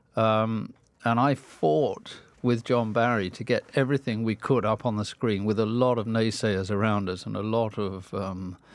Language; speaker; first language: English; native; English